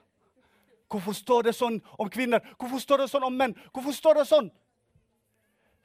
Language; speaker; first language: Norwegian; non-native, fluent; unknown